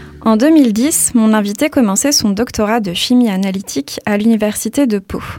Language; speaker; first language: French; native; French